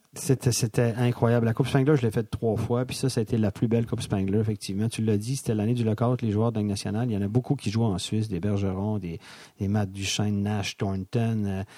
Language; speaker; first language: French; native; French